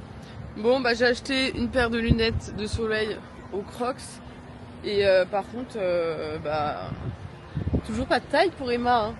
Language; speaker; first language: French; native; French